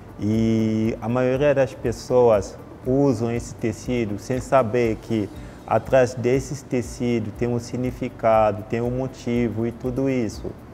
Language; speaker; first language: Portuguese; non-native, fluent; Lingala